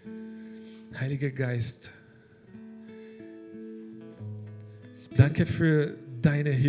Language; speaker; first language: German; non-native, fluent; Portuguese